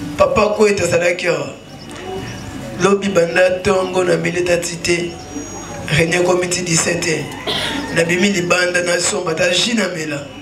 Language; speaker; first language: Lingala; non-native, local second language; Kongo